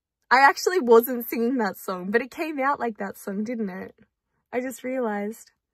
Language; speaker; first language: English; early bilingual, other home language; Korean